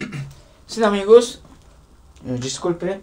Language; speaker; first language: Portuguese; non-native, learner; Turkish